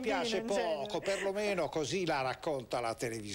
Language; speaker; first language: Italian; native; Italian